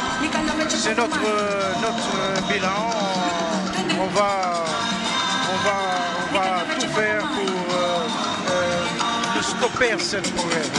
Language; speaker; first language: French; non-native, fluent; Portuguese